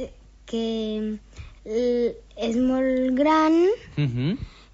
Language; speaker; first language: Catalan; non-native, learner; Portuguese